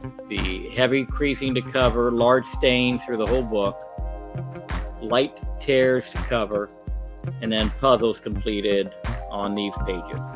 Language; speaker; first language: English; native; English